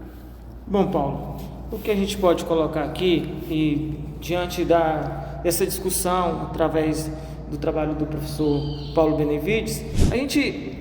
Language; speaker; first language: Portuguese; native; Portuguese